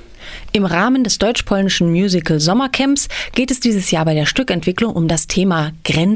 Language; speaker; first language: German; native; German